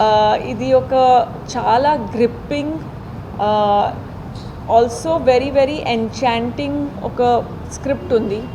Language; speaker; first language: Telugu; non-native, fluent; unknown